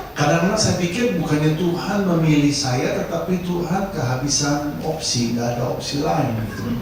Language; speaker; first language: Indonesian; non-native, fluent; English